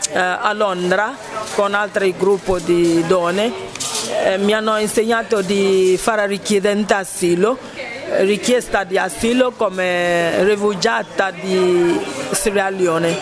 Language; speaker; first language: Italian; non-native, fluent; Ibibio